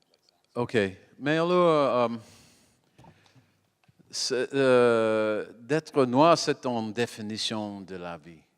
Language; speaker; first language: French; non-native, learner; English